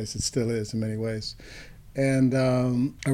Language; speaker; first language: English; non-native, fluent; Spanish